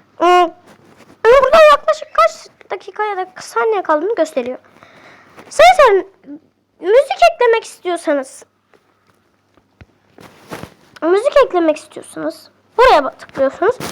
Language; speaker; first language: Turkish; native; Turkish